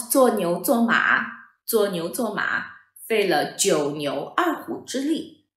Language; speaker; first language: Chinese; native; Chinese